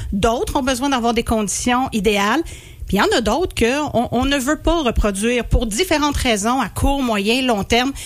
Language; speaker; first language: French; native; French